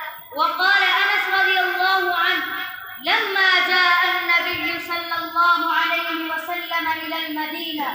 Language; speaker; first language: Arabic; non-native, learner; Urdu